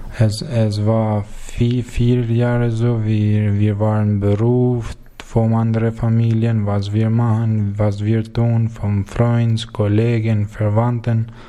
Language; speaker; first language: German; non-native, learner; Albanian